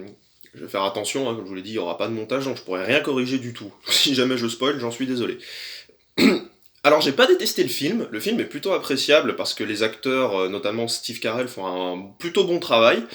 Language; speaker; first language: French; native; French